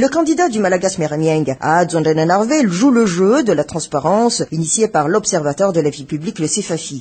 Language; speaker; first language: French; non-native, local second language; Malagasy